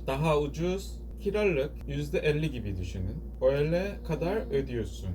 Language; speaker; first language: Turkish; non-native, learner; Korean